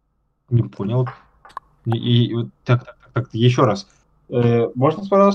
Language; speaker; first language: Russian; native; Russian